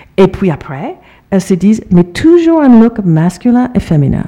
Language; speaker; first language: French; non-native, fluent; English